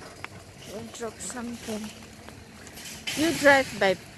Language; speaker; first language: English; non-native, learner; Indonesian